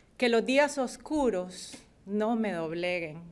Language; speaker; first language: Spanish; native; Spanish